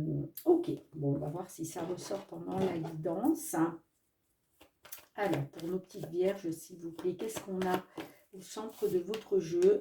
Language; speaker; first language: French; native; French